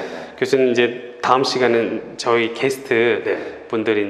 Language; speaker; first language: Korean; native; Korean